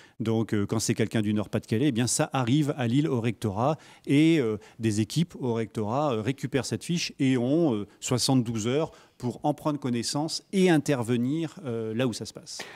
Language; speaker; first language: French; native; French